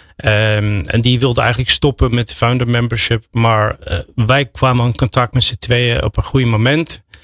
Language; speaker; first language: Dutch; non-native, fluent; English